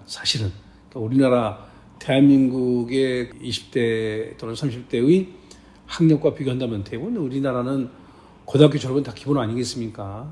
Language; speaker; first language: Korean; native; Korean